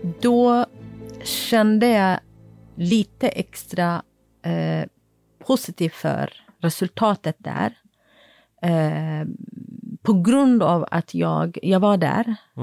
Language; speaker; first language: Swedish; non-native, fluent; Kurdish